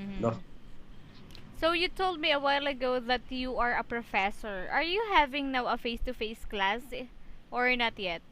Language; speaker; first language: English; non-native, fluent; Filipino